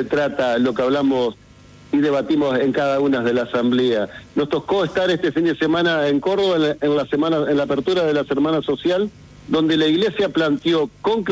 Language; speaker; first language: Spanish; native; Spanish